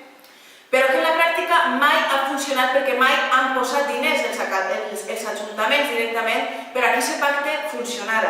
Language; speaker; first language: Catalan; native; Catalan